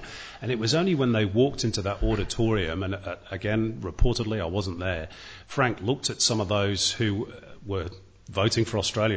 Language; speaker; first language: English; native; English